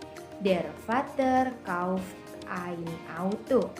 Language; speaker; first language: German; non-native, learner; Indonesian